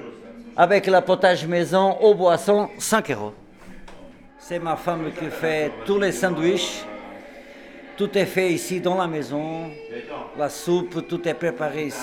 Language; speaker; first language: French; non-native, learner; Portuguese